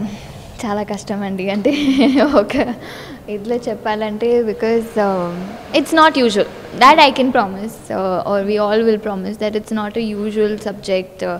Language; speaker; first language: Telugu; non-native, learner; Tamil